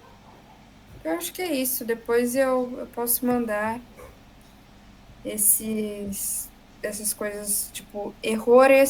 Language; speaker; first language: Portuguese; native; Portuguese